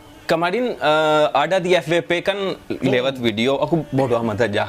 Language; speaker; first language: Indonesian; non-native, fluent; Hindi